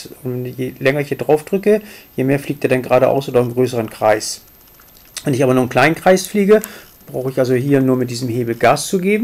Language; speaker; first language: German; native; German